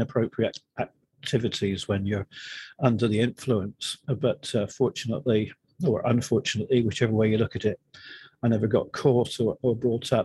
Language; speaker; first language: English; native; English